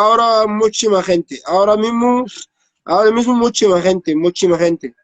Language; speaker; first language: Spanish; non-native, learner; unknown